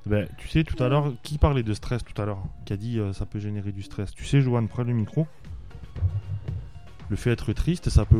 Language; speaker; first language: French; native; French